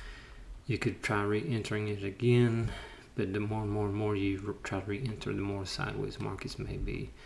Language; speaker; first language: English; native; English